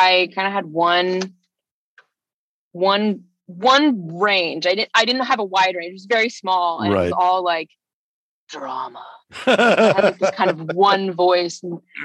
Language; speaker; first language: English; native; English